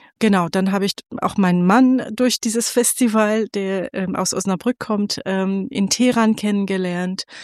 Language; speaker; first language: German; non-native, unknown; Persian